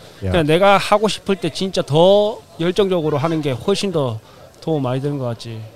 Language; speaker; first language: Korean; native; Korean